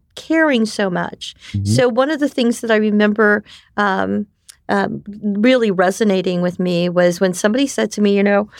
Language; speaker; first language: English; early bilingual, other home language; Japanese